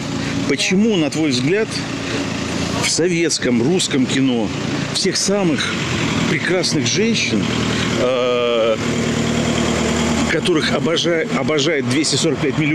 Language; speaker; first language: Russian; native; Russian